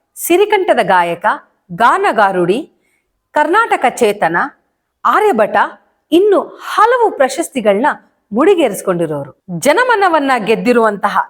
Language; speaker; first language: Kannada; native; Kannada